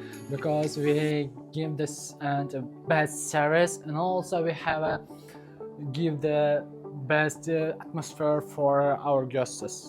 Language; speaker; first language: English; non-native, local second language; Uzbek